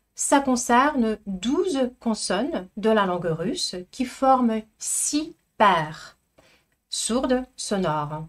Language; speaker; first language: French; non-native, fluent; Russian